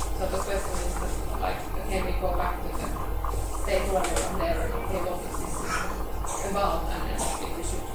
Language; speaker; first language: English; non-native, fluent; Finnish